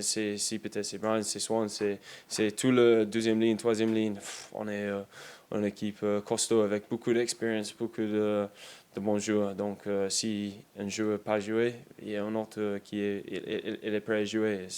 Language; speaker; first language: French; non-native, learner; English